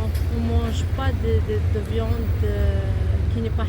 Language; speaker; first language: French; non-native, fluent; Arabic